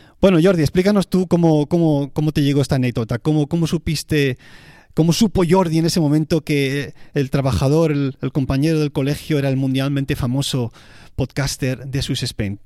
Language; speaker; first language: Spanish; native; Spanish